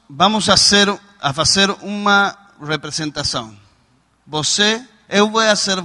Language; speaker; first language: Portuguese; non-native, learner; Spanish